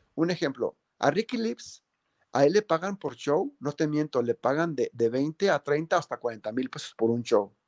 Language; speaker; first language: Spanish; native; Spanish